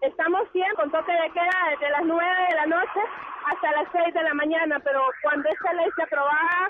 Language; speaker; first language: Spanish; native; Spanish